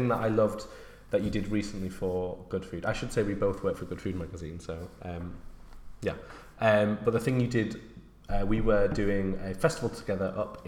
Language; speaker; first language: English; native; English